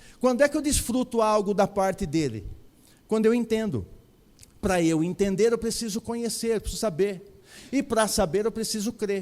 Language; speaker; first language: Portuguese; native; Portuguese